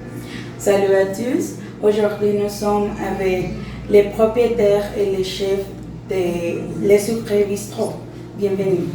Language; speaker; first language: French; non-native, learner; Spanish